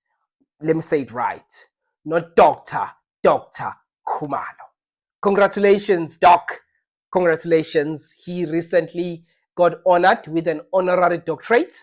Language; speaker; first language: English; non-native, local second language; Zulu